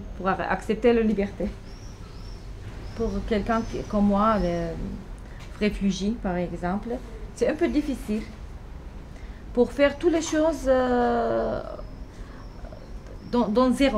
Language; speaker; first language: French; non-native, learner; Arabic